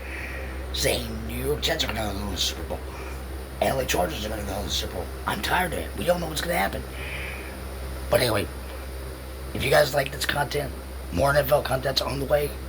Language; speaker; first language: English; native; English